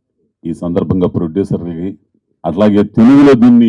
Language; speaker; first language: Telugu; native; Telugu